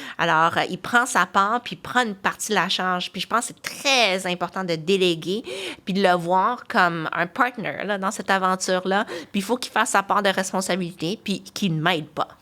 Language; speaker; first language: French; early bilingual, other home language; Chinese